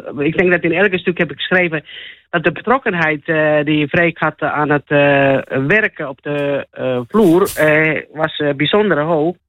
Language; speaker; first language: Dutch; non-native, fluent; Finnish